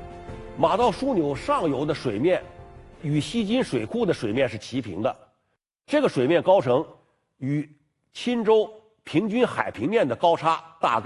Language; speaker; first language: Chinese; native; Chinese